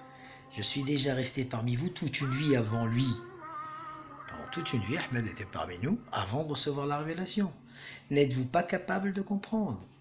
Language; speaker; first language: French; native; French